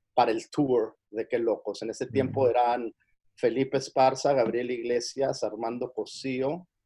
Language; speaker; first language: Spanish; early bilingual, heritage; Spanish